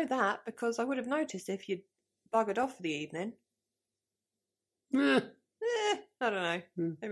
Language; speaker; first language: English; native; English